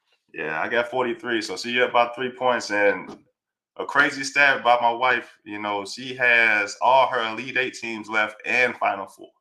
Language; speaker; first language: English; native; English